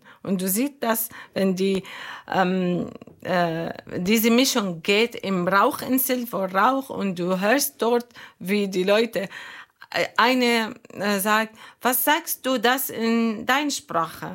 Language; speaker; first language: German; non-native, learner; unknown